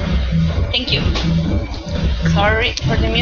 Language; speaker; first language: English; non-native, fluent; Italian